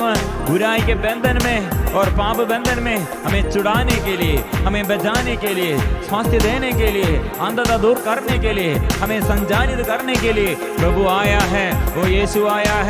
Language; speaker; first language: Hindi; non-native, local second language; Malayalam